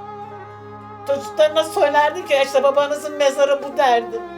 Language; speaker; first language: Turkish; native; Turkish